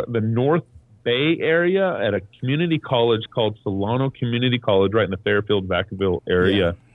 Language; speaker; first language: English; native; English